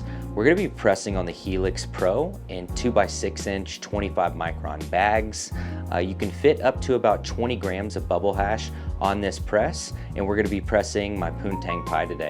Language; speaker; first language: English; native; English